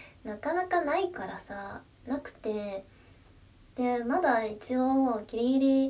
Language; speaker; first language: Japanese; native; Japanese